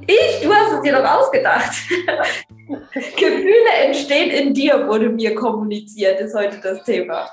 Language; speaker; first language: German; native; German